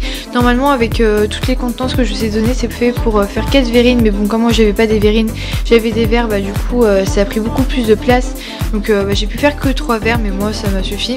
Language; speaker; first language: French; native; French